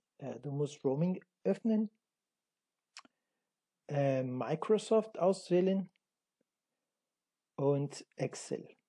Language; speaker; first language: German; non-native, learner; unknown